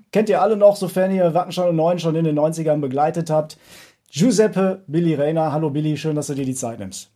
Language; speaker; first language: German; native; German